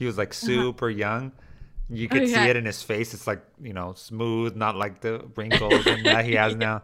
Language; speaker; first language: English; early bilingual, other home language; Spanish